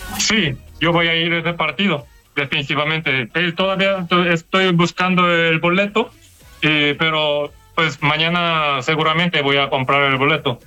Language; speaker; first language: Spanish; non-native, learner; Korean